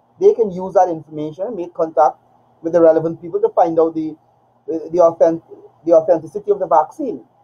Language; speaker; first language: English; native; English